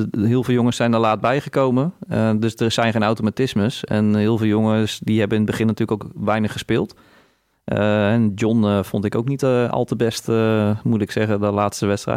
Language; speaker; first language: Dutch; native; Dutch